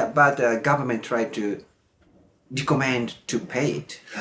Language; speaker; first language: English; non-native, learner; Japanese